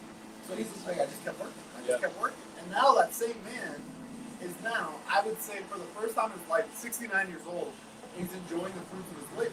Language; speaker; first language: English; native; English